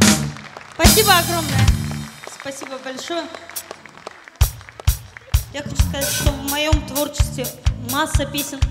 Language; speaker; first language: Russian; non-native, local second language; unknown